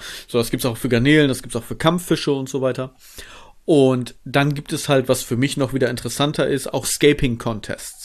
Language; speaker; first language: German; native; German